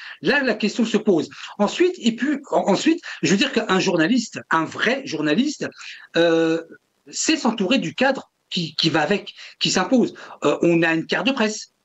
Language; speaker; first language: French; non-native, local second language; Kabyle